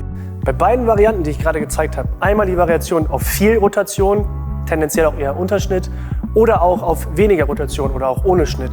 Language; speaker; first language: German; native; German